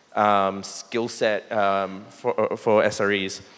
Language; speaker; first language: English; native; English